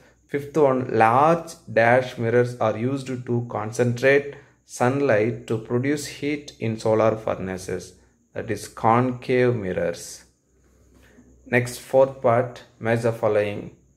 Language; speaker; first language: English; non-native, local second language; Tamil